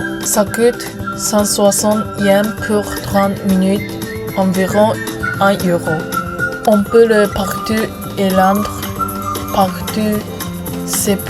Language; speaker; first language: French; non-native, learner; Japanese